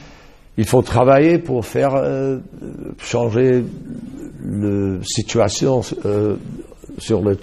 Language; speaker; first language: French; non-native, fluent; English